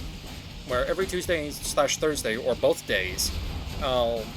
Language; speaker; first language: English; native; English